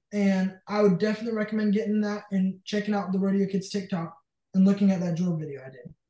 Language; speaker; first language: English; native; English